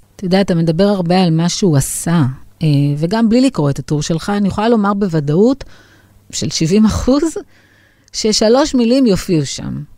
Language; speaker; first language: Hebrew; native; Hebrew